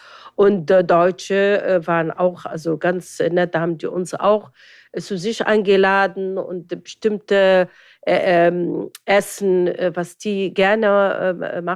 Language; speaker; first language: German; non-native, fluent; Arabic